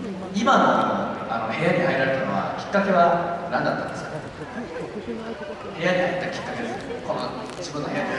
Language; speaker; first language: Japanese; native; Japanese